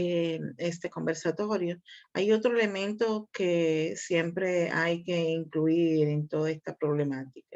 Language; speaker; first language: Spanish; native; Spanish